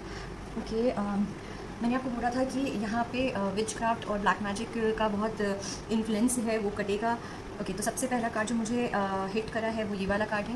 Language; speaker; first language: Hindi; native; Hindi